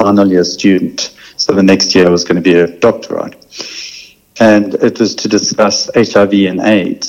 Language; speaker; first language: English; native; English